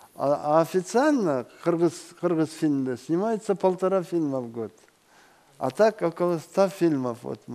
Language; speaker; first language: Russian; non-native, local second language; Kyrgyz